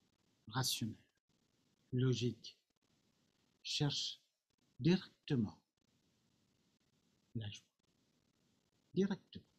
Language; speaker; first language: French; non-native, fluent; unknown